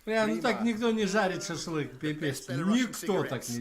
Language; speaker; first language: Russian; native; Russian